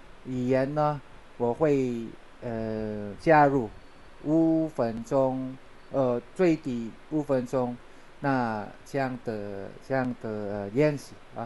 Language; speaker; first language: Chinese; non-native, learner; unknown